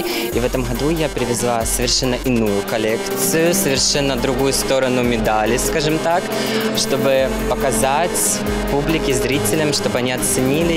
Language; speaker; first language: Russian; native; Russian